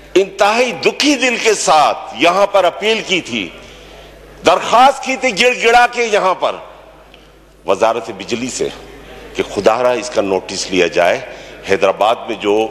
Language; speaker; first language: Urdu; native; Urdu